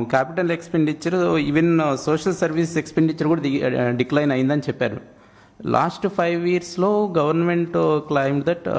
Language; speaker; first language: Telugu; native; Telugu